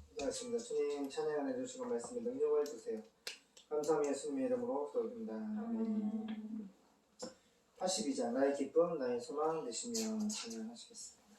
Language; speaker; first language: Korean; native; Korean